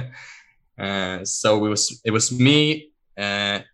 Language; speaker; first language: English; non-native, fluent; Swedish